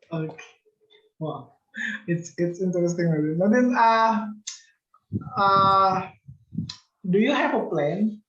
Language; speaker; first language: English; non-native, learner; Indonesian